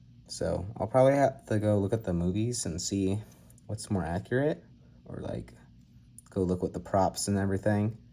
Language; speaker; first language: English; native; English